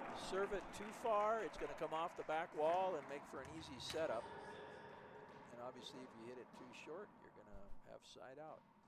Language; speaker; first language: English; native; English